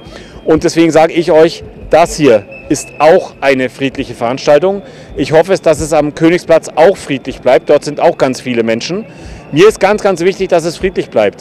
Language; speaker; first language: German; native; German